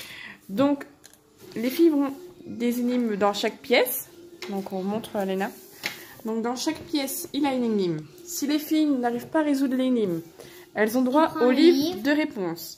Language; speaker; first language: French; native; French